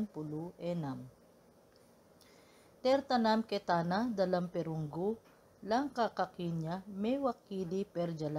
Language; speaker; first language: Indonesian; non-native, learner; Filipino